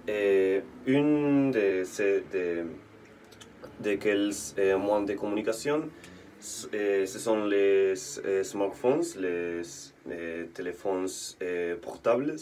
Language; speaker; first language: French; non-native, learner; Spanish